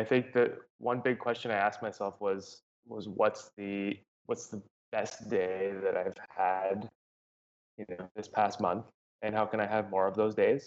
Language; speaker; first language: English; native; English